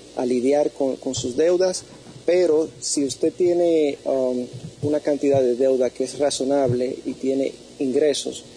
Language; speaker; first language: Spanish; early bilingual, heritage; Spanish